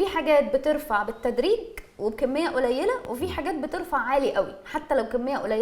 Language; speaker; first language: Arabic; native; Arabic